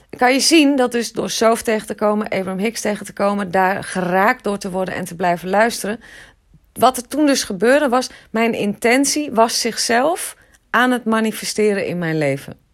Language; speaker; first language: Dutch; native; Dutch